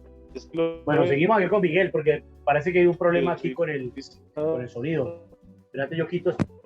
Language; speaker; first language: Spanish; native; Spanish